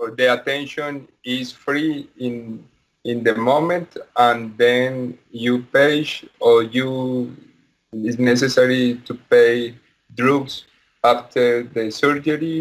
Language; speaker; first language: English; non-native, learner; Spanish